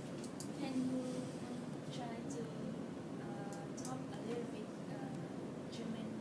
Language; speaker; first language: English; non-native, learner; Vietnamese